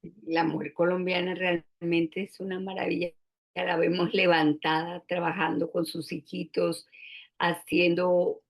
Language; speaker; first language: Spanish; native; Spanish